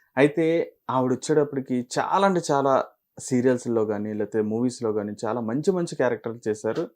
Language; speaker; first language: Telugu; native; Telugu